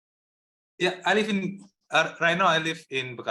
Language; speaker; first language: English; non-native, learner; Indonesian